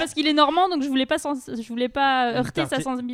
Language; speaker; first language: French; native; French